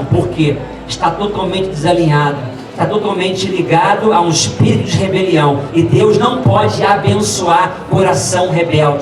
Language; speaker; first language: Portuguese; native; Portuguese